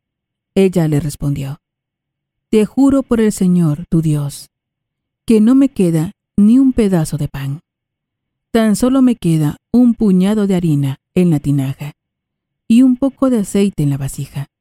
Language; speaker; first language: Spanish; native; Spanish